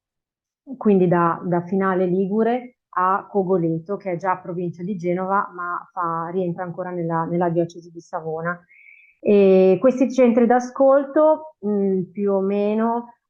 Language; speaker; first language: Italian; native; Italian